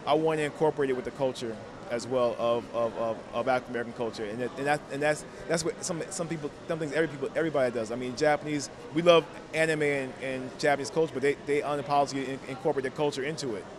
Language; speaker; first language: English; native; English